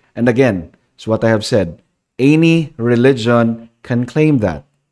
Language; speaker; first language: English; non-native, local second language; Filipino